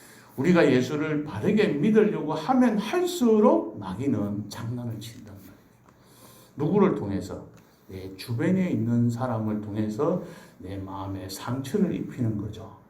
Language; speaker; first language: Korean; native; Korean